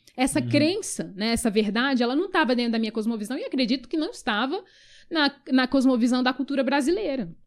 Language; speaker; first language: Portuguese; early bilingual, other home language; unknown